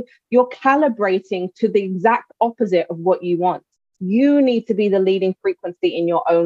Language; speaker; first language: English; native; English